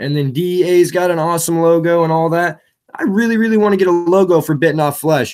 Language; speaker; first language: English; native; English